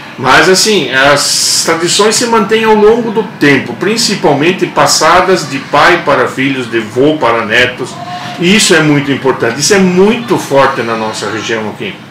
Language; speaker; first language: Portuguese; non-native, local second language; German